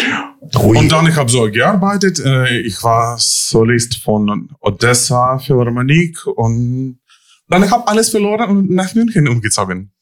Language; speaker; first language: German; non-native, learner; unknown